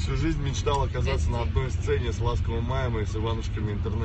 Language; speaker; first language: Russian; native; Russian